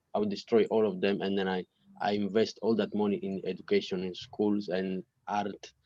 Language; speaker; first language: English; non-native, learner; Italian